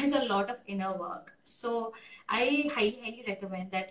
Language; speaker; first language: English; non-native, local second language; Hindi